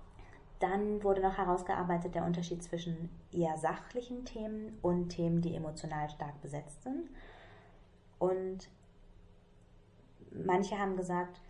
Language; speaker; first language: German; native; German